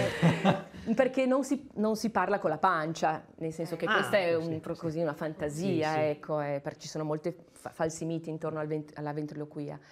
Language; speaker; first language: Italian; native; Italian